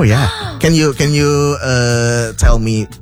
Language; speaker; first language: English; non-native, fluent; Indonesian